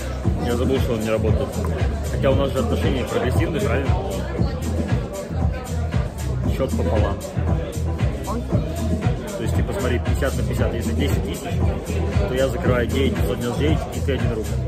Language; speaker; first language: Russian; native; Russian